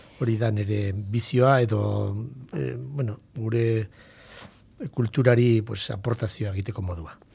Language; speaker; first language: Basque; non-native, local second language; Spanish